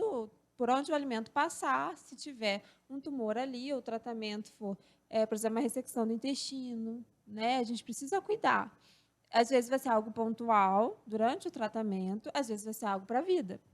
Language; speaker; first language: Portuguese; native; Portuguese